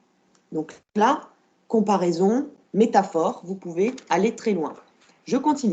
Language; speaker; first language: French; non-native, local second language; Arabic